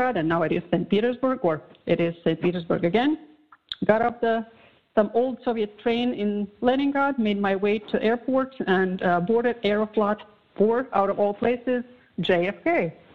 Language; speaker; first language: English; non-native, fluent; Latvian